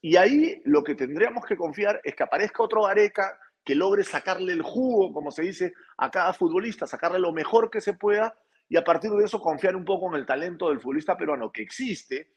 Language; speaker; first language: Spanish; native; Spanish